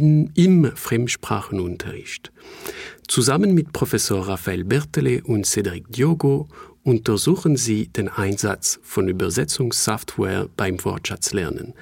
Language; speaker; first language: German; non-native, fluent; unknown